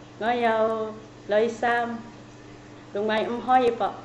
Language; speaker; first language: Cantonese; non-native, learner; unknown